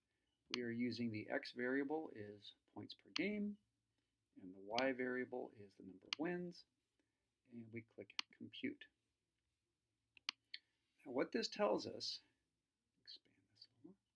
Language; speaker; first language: English; native; English